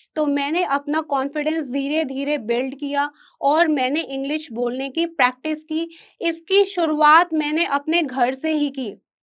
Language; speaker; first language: Hindi; native; Hindi